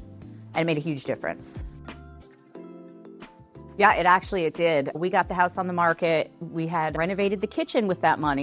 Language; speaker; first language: English; native; English